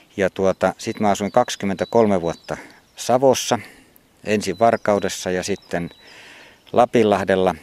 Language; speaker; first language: Finnish; native; Finnish